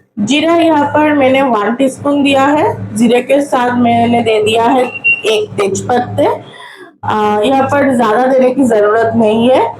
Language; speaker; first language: Hindi; non-native, local second language; Bangla